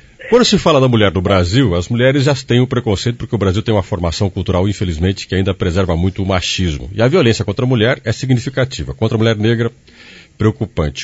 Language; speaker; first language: Portuguese; native; Portuguese